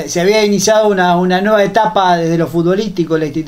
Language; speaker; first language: Spanish; native; Spanish